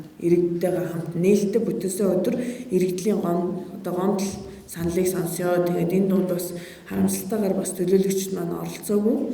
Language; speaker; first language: Mongolian; native; Mongolian